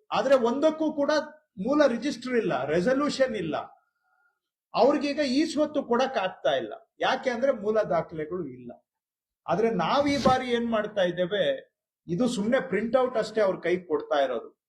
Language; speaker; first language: Kannada; native; Kannada